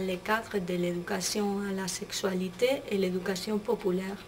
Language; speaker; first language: French; non-native, fluent; Spanish